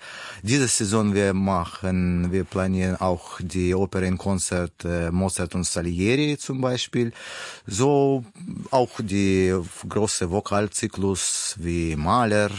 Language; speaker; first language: German; non-native, learner; Russian